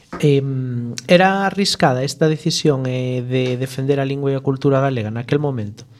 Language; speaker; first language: Galician; non-native, local second language; Spanish